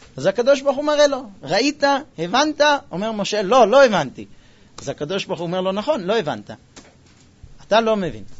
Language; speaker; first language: Hebrew; non-native, fluent; English